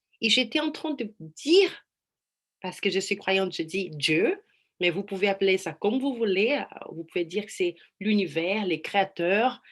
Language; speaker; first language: French; non-native, fluent; Portuguese